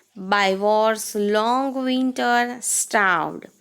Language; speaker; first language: English; non-native, local second language; Gujarati